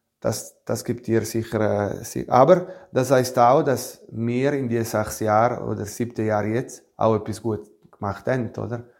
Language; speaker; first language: German; non-native, fluent; Italian